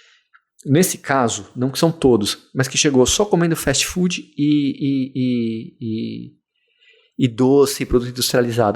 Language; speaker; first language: Portuguese; native; Portuguese